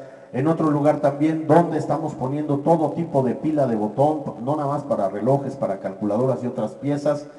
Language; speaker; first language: Spanish; native; Spanish